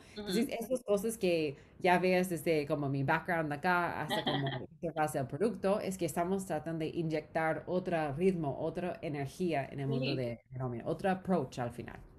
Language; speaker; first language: Spanish; non-native, fluent; English